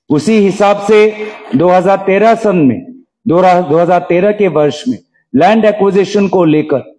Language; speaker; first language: Hindi; non-native, local second language; Assamese